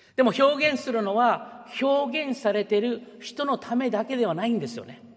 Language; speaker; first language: Japanese; early bilingual, heritage; Japanese